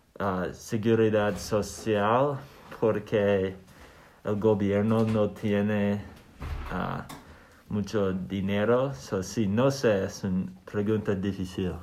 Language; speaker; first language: Spanish; non-native, learner; English